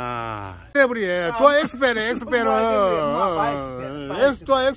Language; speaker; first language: French; non-native, learner; Korean